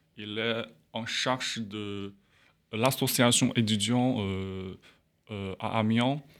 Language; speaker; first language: French; non-native, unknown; Chinese